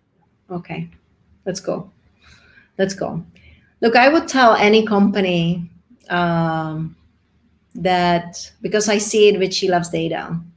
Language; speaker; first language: English; non-native, fluent; Czech